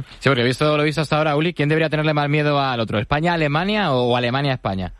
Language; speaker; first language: Spanish; native; Spanish